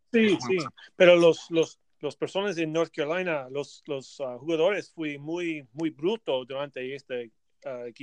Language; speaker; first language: Spanish; non-native, learner; English